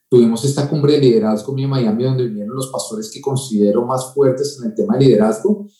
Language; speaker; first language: Spanish; native; Spanish